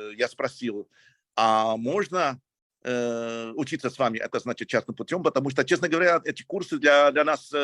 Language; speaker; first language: Russian; non-native, fluent; English